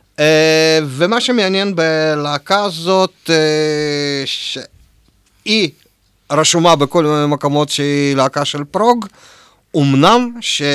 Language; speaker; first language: Hebrew; non-native, fluent; Russian